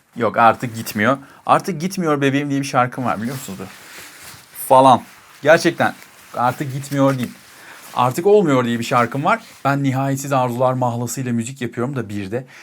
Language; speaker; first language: Turkish; native; Turkish